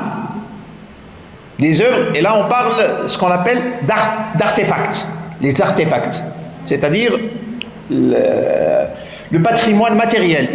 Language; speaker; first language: French; non-native, local second language; Arabic